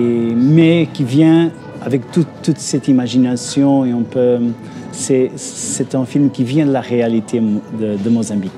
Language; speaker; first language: French; non-native, fluent; Portuguese